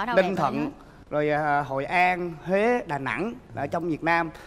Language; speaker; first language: Vietnamese; native; Vietnamese